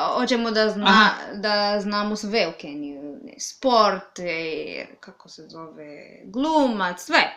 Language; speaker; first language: Serbian; non-native, learner; Swahili